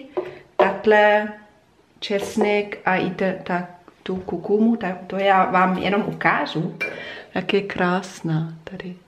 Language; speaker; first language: Czech; non-native, fluent; German